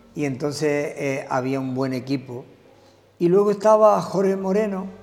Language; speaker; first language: Spanish; native; Spanish